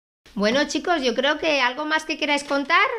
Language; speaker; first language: Spanish; native; Spanish